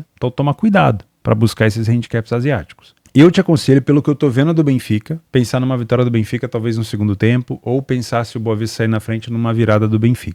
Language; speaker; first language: Portuguese; native; Portuguese